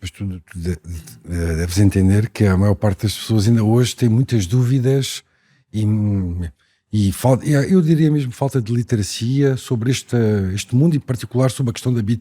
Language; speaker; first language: Portuguese; native; Portuguese